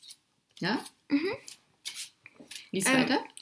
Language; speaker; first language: German; native; German